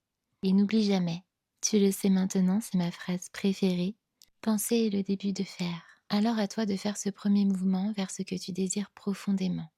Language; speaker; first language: French; native; French